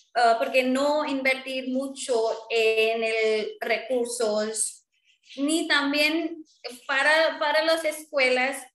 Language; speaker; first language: Spanish; non-native, fluent; Marwari